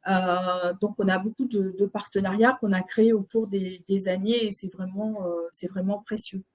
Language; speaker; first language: French; native; French